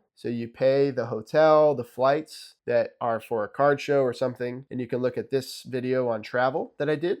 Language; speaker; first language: English; native; English